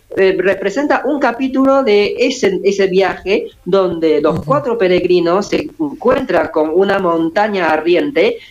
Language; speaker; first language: Spanish; early bilingual, other home language; Chinese